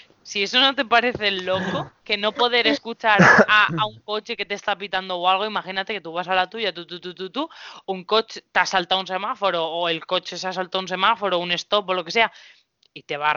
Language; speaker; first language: Spanish; native; Spanish